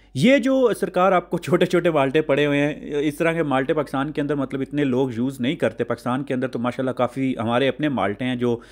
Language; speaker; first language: Urdu; native; Urdu